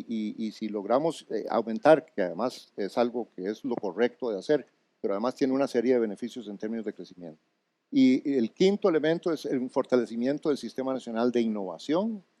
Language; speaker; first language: Spanish; native; Spanish